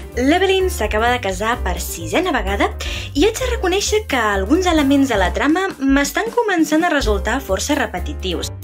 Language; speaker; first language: Catalan; native; Catalan